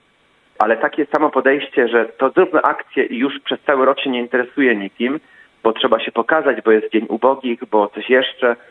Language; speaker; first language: Polish; native; Polish